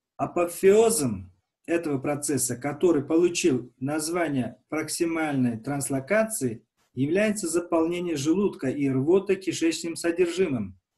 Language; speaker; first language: Russian; non-native, local second language; Uzbek